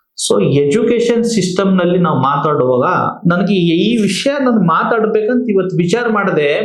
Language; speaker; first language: Kannada; non-native, local second language; Marathi